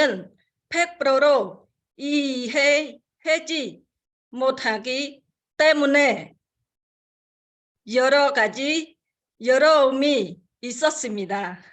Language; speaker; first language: Korean; non-native, fluent; Khmer